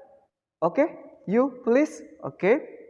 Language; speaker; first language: English; non-native, fluent; Indonesian